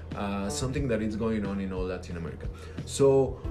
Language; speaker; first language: English; non-native, fluent; Spanish